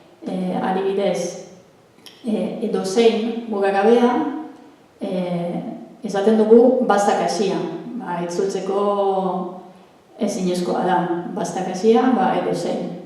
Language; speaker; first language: Basque; non-native, fluent; Italian